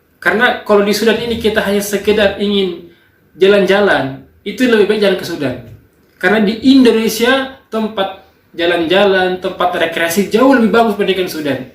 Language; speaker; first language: Indonesian; native; Indonesian